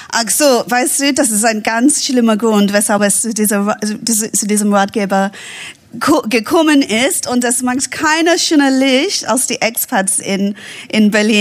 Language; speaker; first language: German; non-native, fluent; English